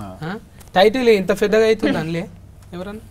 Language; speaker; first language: Telugu; native; Telugu